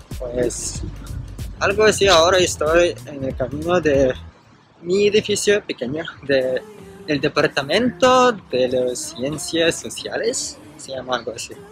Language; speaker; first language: Spanish; non-native, fluent; Russian